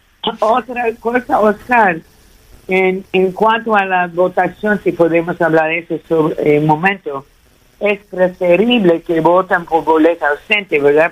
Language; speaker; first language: Spanish; early bilingual, heritage; Spanish